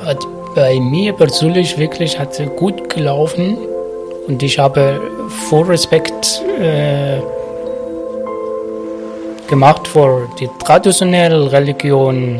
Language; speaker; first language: German; non-native, learner; Arabic